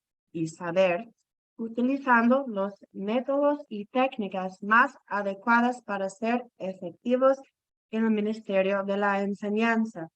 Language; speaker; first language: Spanish; non-native, fluent; English